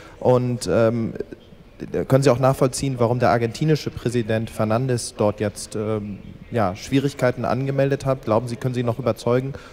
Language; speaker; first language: German; native; German